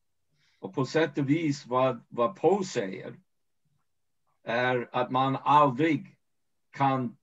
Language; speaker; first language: Swedish; non-native, fluent; English